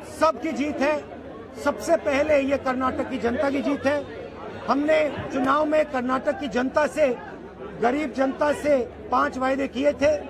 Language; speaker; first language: Hindi; native; Hindi